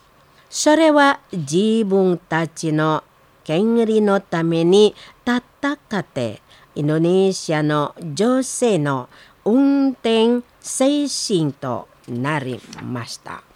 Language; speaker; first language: Japanese; non-native, learner; Indonesian